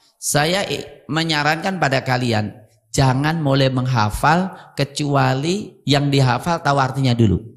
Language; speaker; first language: Indonesian; native; Indonesian